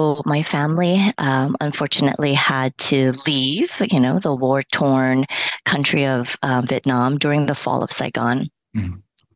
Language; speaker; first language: English; early bilingual, other home language; Cantonese